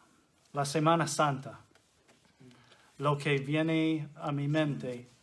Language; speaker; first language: Spanish; non-native, fluent; English